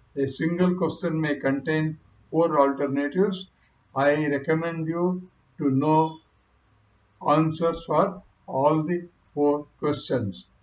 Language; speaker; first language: English; non-native, local second language; Kannada